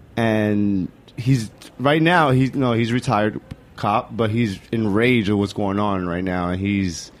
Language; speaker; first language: English; native; English